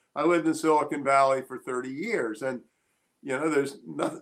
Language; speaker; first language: English; native; English